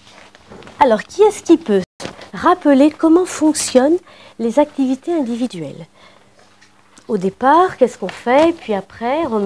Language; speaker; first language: French; native; French